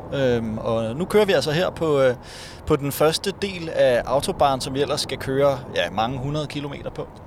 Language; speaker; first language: Danish; native; Danish